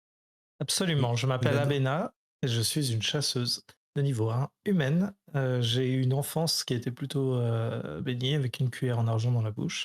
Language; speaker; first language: French; native; French